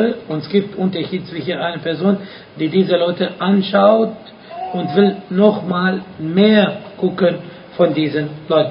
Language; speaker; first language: German; non-native, fluent; Arabic